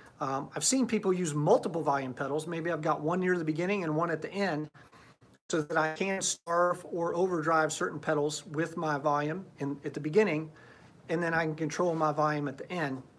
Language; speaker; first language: English; native; English